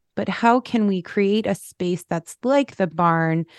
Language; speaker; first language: English; native; English